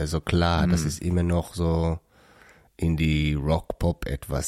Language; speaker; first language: German; non-native, learner; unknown